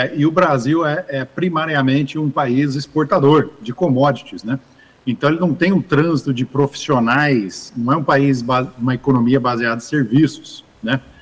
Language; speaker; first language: Portuguese; early bilingual, other home language; English